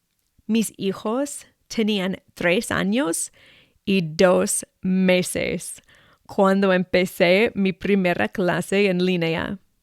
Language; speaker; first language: Spanish; non-native, fluent; English